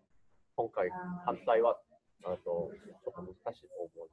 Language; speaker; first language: Japanese; non-native, learner; English